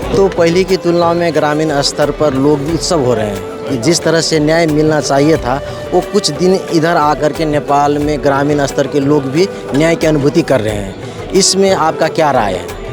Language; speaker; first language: Hindi; non-native, local second language; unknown